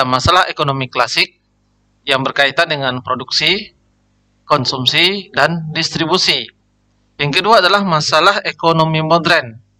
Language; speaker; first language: Indonesian; native; Indonesian